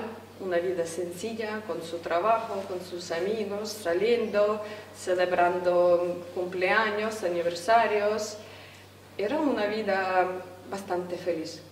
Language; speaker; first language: Spanish; non-native, fluent; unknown